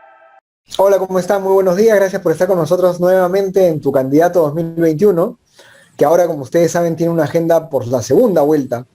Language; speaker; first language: Spanish; native; Spanish